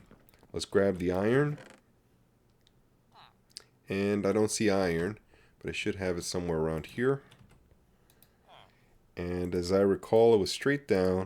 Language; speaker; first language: English; native; English